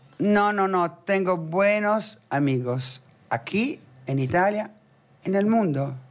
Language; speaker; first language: Spanish; non-native, fluent; Italian